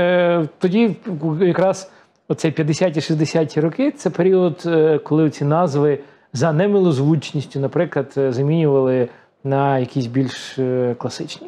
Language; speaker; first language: Ukrainian; native; Ukrainian